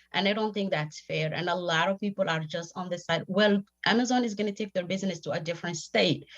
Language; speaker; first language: English; non-native, fluent; Somali